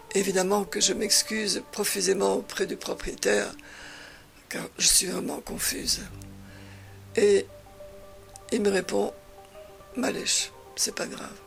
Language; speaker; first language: French; native; French